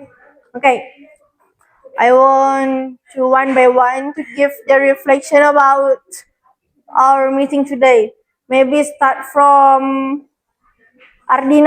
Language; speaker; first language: English; non-native, learner; Indonesian